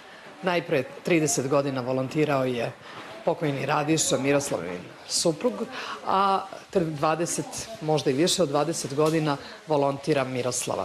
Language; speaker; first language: Bosnian; native; Bosnian